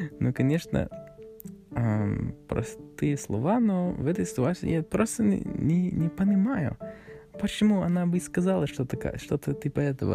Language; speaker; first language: Russian; non-native, learner; English